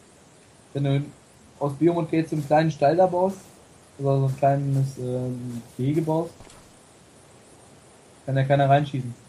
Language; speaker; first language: German; native; German